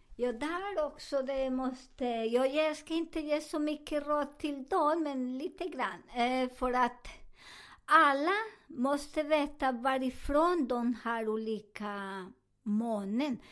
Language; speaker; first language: Swedish; non-native, learner; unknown